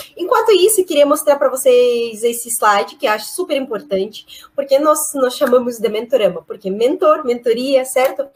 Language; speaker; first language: Portuguese; non-native, fluent; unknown